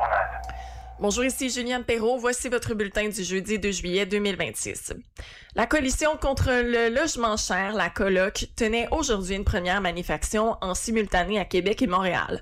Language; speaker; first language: French; native; French